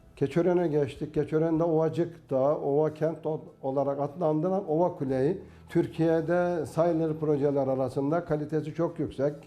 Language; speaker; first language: Turkish; native; Turkish